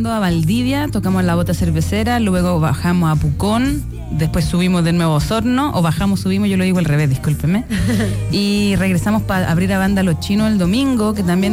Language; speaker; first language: Spanish; native; Spanish